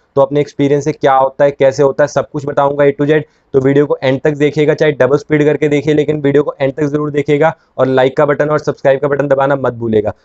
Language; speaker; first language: Hindi; native; Hindi